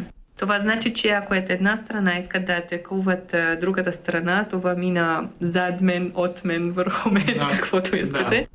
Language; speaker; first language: Bulgarian; non-native, fluent; Arabic